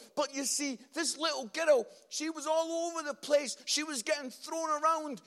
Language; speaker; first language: English; native; English